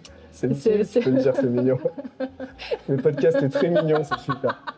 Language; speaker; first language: French; native; French